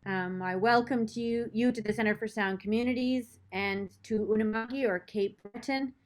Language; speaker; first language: English; native; English